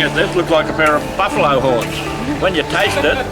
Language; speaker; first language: English; native; English